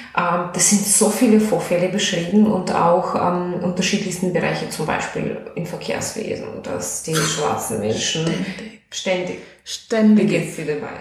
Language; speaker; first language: German; non-native, fluent; Russian